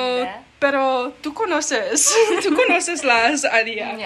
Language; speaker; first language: Spanish; non-native, learner; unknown